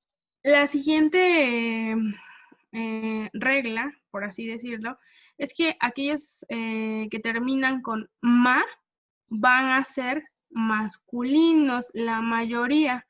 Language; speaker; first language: Spanish; non-native, fluent; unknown